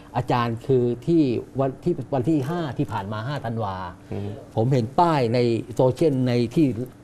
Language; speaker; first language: Thai; native; Thai